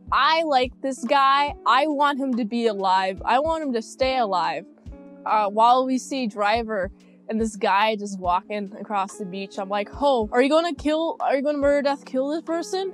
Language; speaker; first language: English; native; English